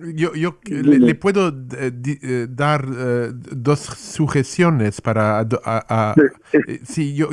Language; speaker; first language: Spanish; non-native, learner; English